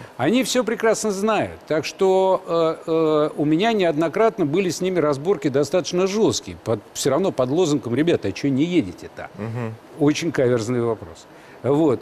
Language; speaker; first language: Russian; native; Russian